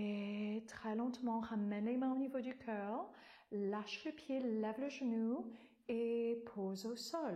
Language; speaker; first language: French; non-native, fluent; English